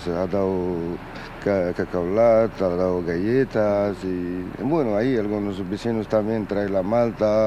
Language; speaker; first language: Spanish; non-native, learner; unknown